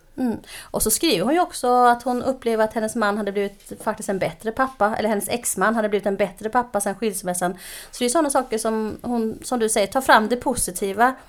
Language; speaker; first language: Swedish; native; Swedish